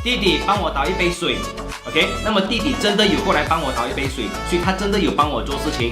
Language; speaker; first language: Chinese; native; Chinese